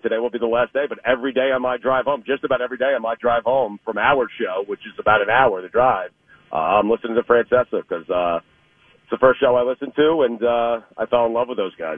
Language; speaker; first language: English; native; English